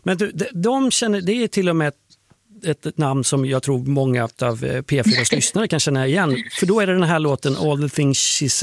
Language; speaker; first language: Swedish; native; Swedish